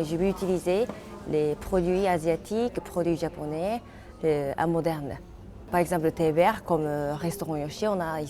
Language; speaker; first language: French; non-native, fluent; Japanese